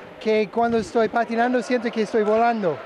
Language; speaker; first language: Spanish; non-native, fluent; English